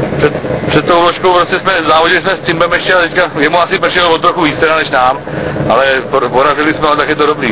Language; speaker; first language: Czech; native; Czech